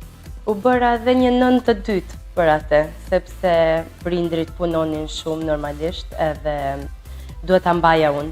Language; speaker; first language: Albanian; early bilingual, heritage; Albanian